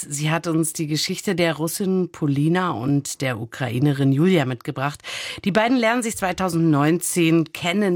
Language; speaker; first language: German; native; German